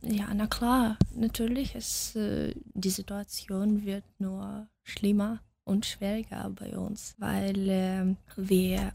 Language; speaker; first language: German; non-native, fluent; Russian